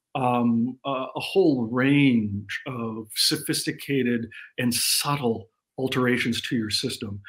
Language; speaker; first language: English; native; English